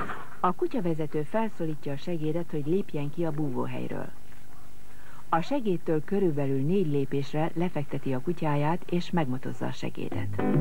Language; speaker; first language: Hungarian; native; Hungarian